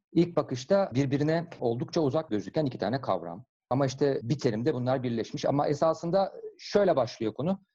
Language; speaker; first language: Turkish; native; Turkish